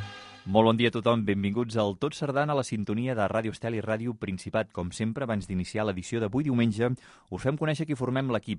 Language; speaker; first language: Catalan; native; Catalan